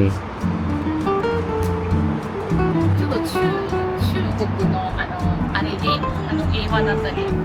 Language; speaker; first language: Japanese; non-native, fluent; Chinese